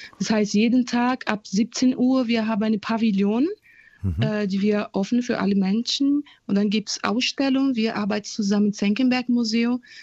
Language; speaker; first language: German; non-native, fluent; Portuguese